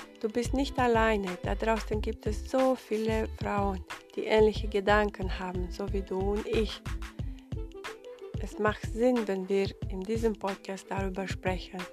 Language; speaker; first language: German; non-native, fluent; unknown